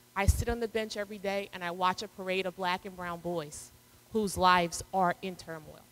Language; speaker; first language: English; native; English